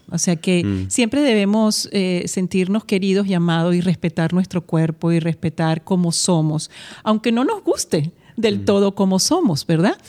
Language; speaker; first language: Spanish; native; Spanish